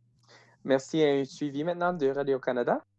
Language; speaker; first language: French; non-native, local second language; English